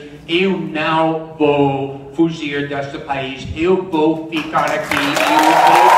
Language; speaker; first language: Portuguese; non-native, fluent; English